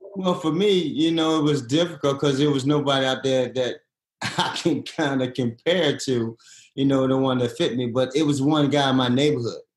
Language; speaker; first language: English; native; English